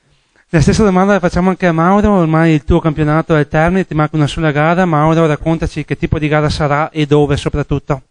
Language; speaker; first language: Italian; native; Italian